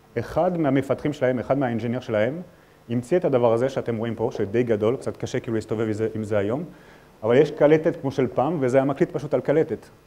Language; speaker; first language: Hebrew; non-native, fluent; French